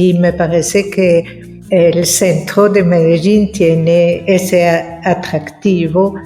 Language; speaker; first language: Spanish; non-native, fluent; French